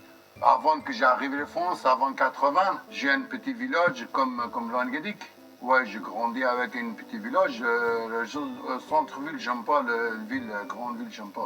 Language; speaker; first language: French; non-native, learner; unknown